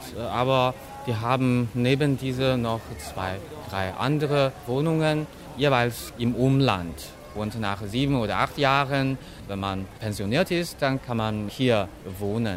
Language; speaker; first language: German; non-native, fluent; Chinese